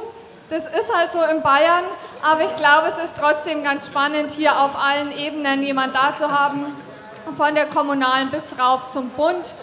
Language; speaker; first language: German; native; German